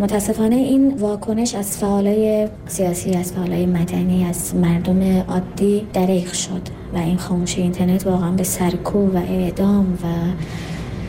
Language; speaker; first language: Persian; non-native, local second language; Kurdish